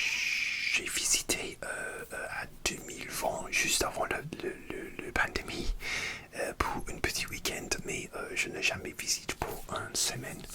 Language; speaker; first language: French; non-native, learner; English